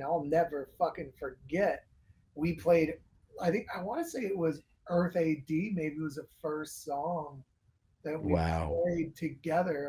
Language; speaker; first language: English; native; English